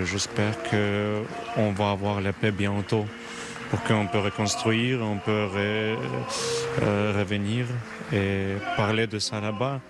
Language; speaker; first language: French; non-native, learner; Ukrainian